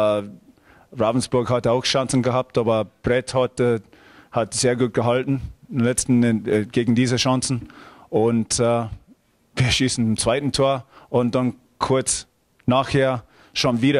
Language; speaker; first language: German; non-native, fluent; English